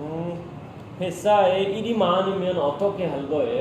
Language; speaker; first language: Korean; non-native, learner; Urdu